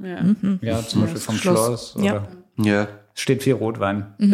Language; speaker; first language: German; native; German